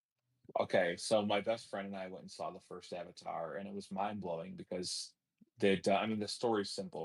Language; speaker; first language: English; native; English